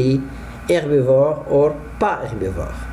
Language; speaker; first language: French; non-native, fluent; Arabic